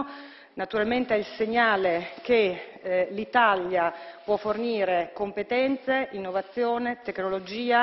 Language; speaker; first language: Italian; native; Italian